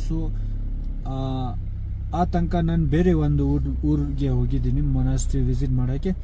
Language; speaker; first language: Kannada; non-native, fluent; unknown